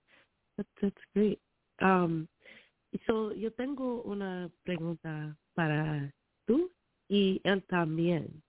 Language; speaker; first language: Spanish; non-native, learner; English